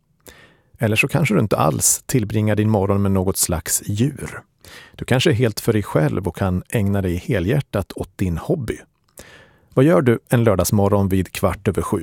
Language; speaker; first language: Swedish; native; Swedish